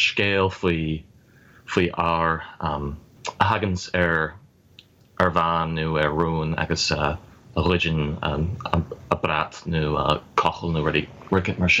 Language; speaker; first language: Irish; non-native, fluent; English